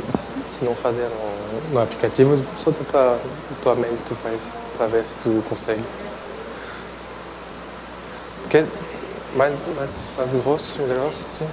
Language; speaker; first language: Portuguese; non-native, fluent; French